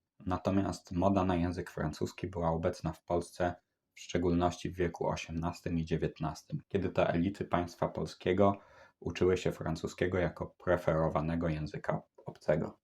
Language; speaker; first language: Polish; native; Polish